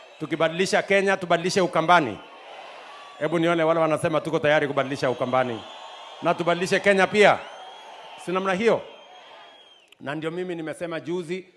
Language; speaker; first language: Swahili; non-native, local second language; Kalenjin